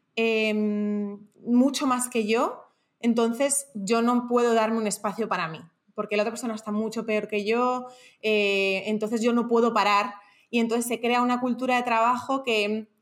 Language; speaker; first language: Spanish; native; Spanish